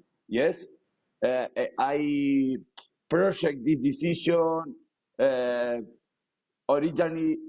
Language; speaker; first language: English; non-native, learner; Spanish